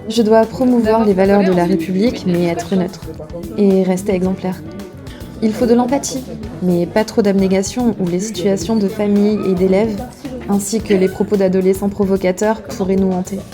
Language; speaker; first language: French; native; French